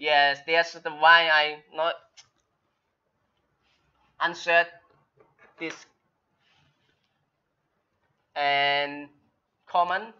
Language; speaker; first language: English; non-native, learner; Chinese